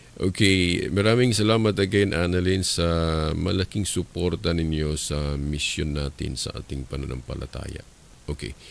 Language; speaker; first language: Filipino; non-native, local second language; Cebuano